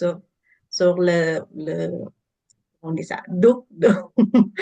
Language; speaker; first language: French; non-native, learner; English